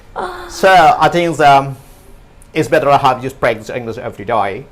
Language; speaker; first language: English; non-native, learner; Indonesian